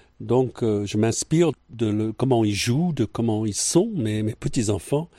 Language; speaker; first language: French; non-native, fluent; English